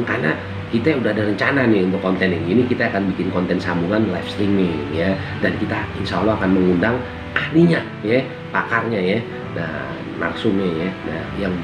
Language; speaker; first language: Indonesian; native; Indonesian